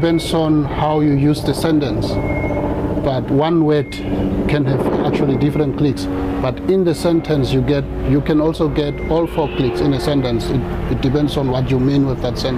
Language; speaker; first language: English; non-native, local second language; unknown